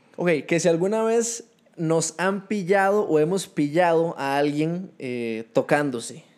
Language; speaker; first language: Spanish; native; Spanish